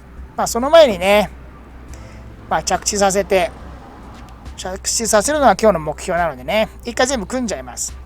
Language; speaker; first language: Japanese; native; Japanese